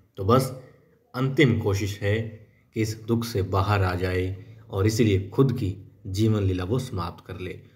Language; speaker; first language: Hindi; native; Hindi